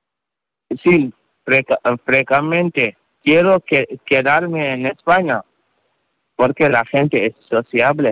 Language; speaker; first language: Spanish; non-native, learner; Wolof